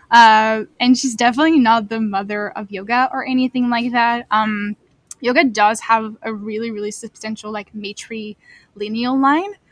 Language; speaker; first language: English; non-native, fluent; French